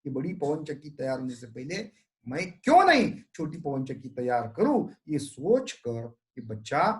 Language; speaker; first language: Hindi; non-native, local second language; Marathi